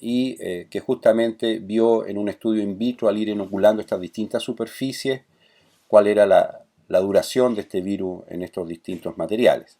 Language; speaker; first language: Spanish; native; Spanish